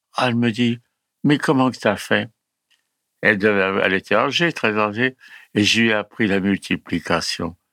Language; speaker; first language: French; early bilingual, other home language; Italian